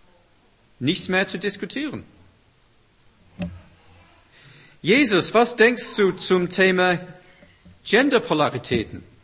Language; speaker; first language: German; non-native, fluent; English